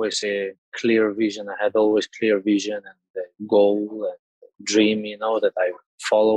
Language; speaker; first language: English; non-native, fluent; Russian